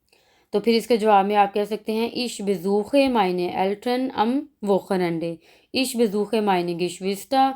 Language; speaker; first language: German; non-native, learner; Urdu